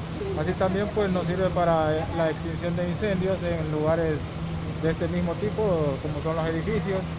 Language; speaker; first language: Spanish; native; Spanish